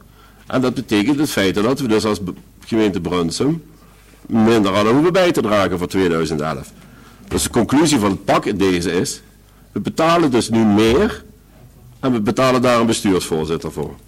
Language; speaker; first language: Dutch; native; Dutch